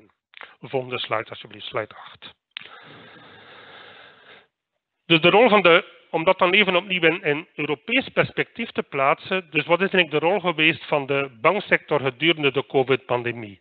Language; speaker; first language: Dutch; native; Dutch